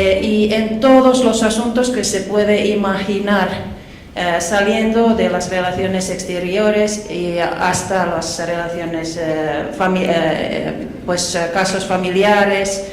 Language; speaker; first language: Spanish; non-native, fluent; Finnish